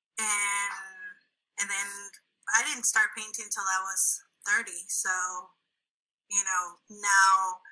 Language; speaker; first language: English; early bilingual, other home language; Spanish